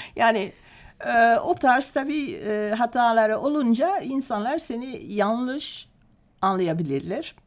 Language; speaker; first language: Turkish; non-native, fluent; Dutch